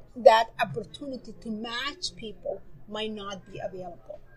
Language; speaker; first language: English; non-native, fluent; Somali